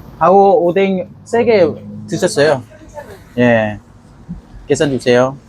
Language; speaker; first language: Korean; non-native, learner; Khmer